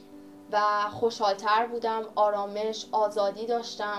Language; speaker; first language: Persian; native; Persian